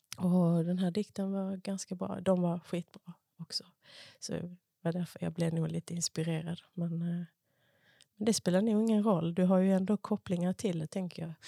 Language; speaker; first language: Swedish; early bilingual, other home language; Spanish